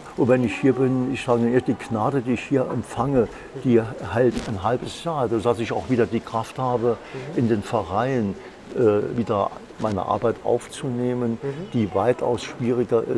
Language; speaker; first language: German; native; German